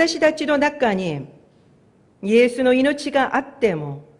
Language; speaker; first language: Japanese; non-native, fluent; Korean